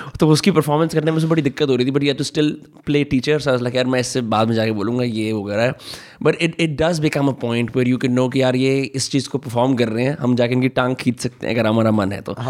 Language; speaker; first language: Hindi; native; Hindi